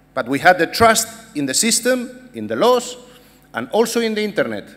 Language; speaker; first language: English; non-native, fluent; Spanish